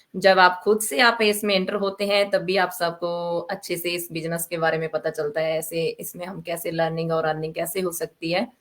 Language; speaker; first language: Hindi; non-native, local second language; Punjabi